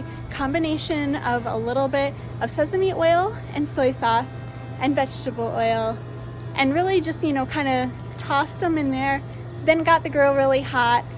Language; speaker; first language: English; native; English